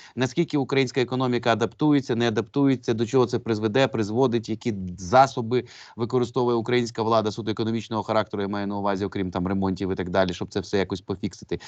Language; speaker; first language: Ukrainian; native; Ukrainian